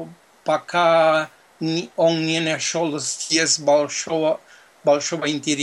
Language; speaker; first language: Russian; non-native, fluent; Spanish